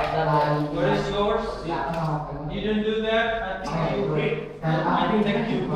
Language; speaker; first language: English; non-native, learner; Indonesian